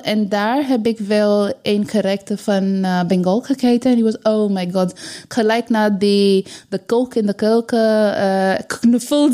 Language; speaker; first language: Dutch; non-native, learner; Bangla